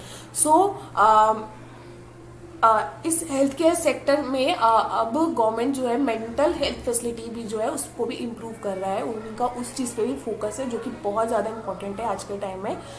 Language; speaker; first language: Hindi; native; Hindi